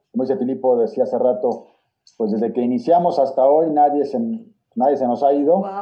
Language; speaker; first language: Spanish; native; Spanish